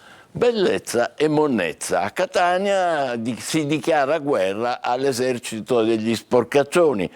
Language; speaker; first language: Italian; native; Italian